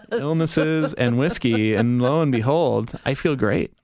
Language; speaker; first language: English; early bilingual, other home language; German